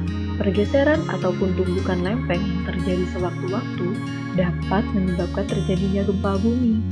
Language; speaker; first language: Indonesian; native; Indonesian